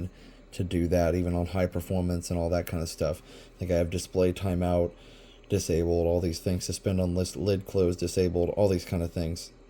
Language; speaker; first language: English; native; English